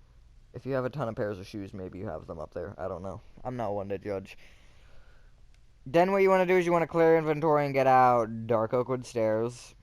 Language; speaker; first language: English; native; English